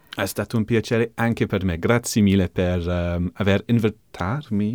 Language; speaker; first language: Italian; non-native, learner; English